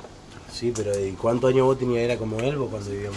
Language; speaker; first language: Spanish; native; Spanish